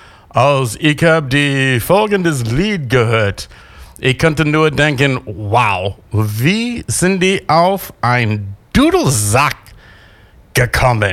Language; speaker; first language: German; non-native, learner; English